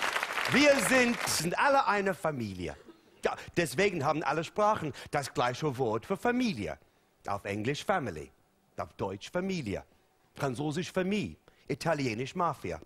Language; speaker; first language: German; non-native, fluent; English